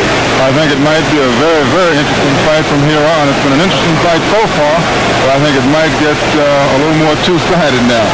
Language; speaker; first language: English; native; English